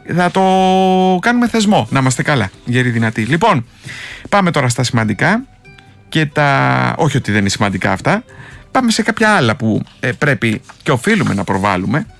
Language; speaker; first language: Greek; native; Greek